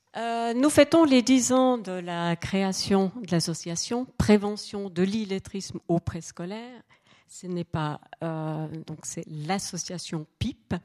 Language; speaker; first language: French; native; French